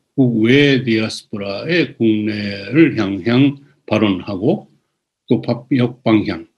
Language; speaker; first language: Korean; early bilingual, other home language; Japanese